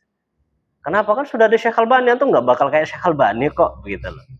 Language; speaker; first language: Indonesian; native; Indonesian